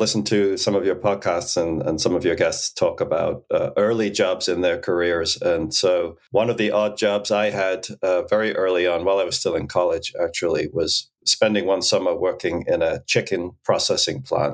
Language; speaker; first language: English; native; English